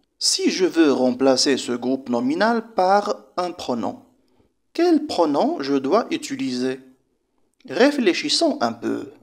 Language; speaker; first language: French; non-native, local second language; Arabic